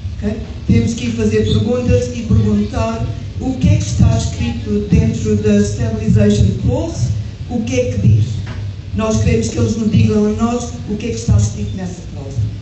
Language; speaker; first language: Portuguese; early bilingual, heritage; English